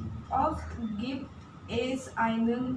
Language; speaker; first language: German; non-native, learner; Marathi